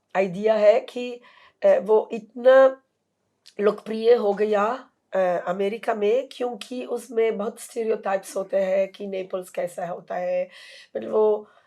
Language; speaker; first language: Hindi; non-native, fluent; Italian